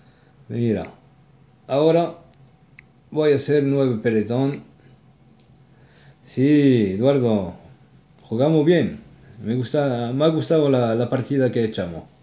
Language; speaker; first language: Spanish; non-native, learner; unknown